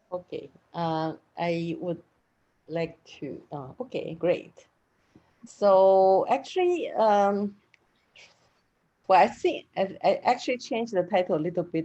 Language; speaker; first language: English; non-native, fluent; Chinese